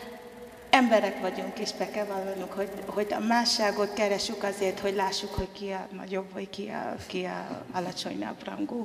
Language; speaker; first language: Hungarian; non-native, fluent; Tongan